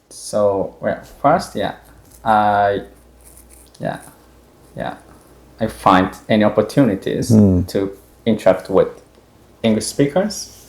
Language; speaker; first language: English; non-native, fluent; Japanese